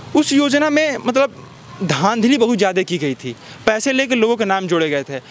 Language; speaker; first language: Hindi; native; Hindi